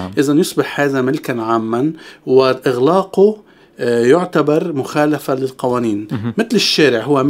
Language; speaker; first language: Arabic; native; Arabic